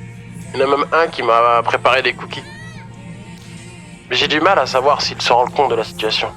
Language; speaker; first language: French; native; French